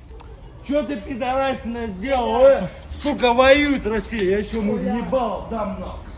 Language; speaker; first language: Russian; native; Russian